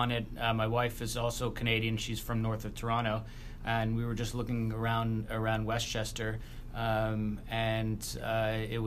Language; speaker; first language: English; native; English